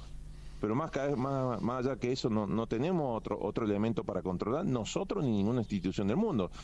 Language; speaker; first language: Spanish; native; Spanish